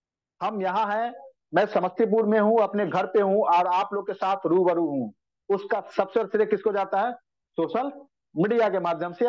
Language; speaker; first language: Hindi; native; Hindi